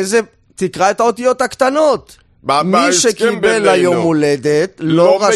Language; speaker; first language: Hebrew; native; Hebrew